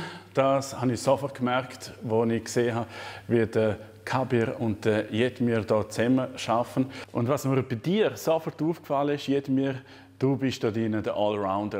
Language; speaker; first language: German; native; German